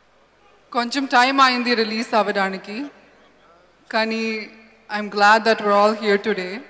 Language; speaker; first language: Telugu; non-native, learner; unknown